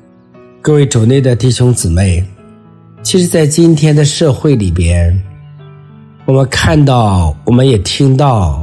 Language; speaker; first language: Chinese; native; Chinese